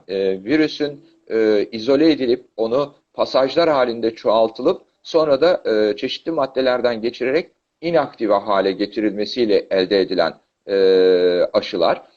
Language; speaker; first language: Turkish; native; Turkish